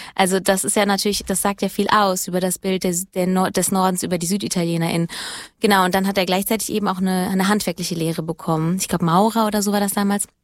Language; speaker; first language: German; early bilingual, other home language; Italian